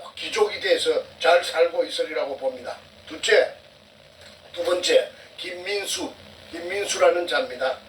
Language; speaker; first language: Korean; native; Korean